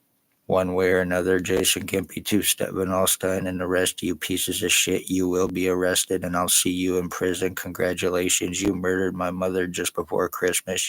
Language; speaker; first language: English; native; English